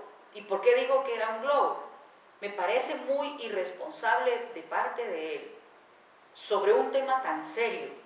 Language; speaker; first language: Spanish; native; Spanish